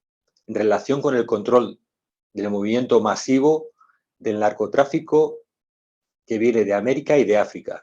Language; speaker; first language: Spanish; native; Spanish